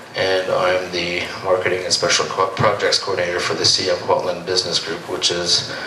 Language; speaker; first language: English; native; English